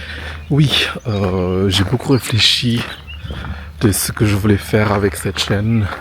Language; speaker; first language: French; non-native, fluent; Indonesian